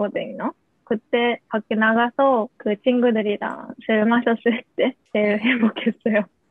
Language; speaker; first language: Korean; non-native, learner; Japanese